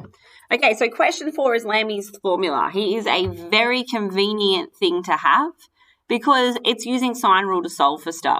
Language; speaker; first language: English; native; English